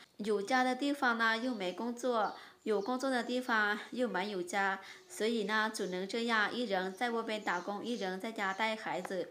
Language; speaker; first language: Chinese; non-native, fluent; Lao